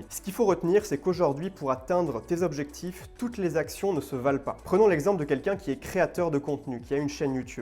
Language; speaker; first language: French; native; French